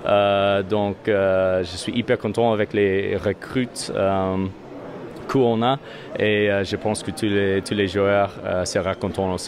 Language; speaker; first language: French; non-native, learner; English